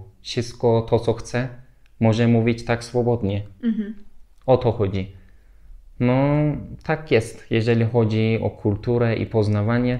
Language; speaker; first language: Polish; non-native, learner; Turkish